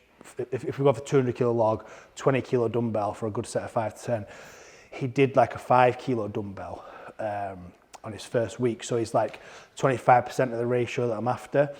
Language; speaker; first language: English; native; English